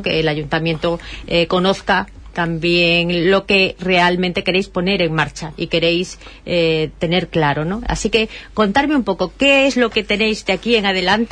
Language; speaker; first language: Spanish; native; Spanish